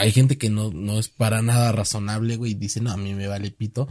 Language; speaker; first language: Spanish; native; Spanish